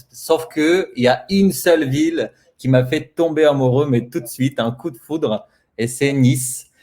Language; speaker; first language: French; non-native, fluent; Bulgarian